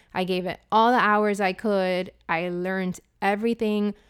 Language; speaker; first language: English; non-native, fluent; Spanish